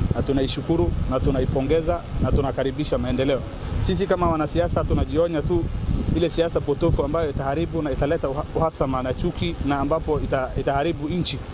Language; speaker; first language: Swahili; non-native, local second language; Somali